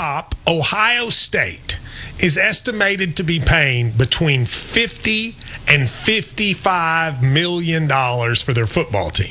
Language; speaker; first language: English; native; English